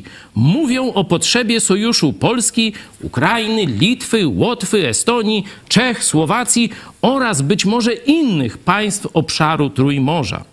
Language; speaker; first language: Polish; native; Polish